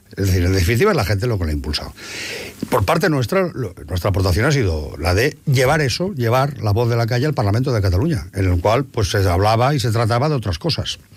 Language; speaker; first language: Spanish; non-native, local second language; Catalan